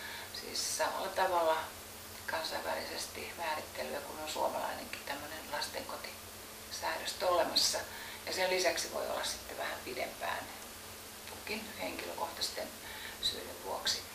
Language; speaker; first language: Finnish; native; Finnish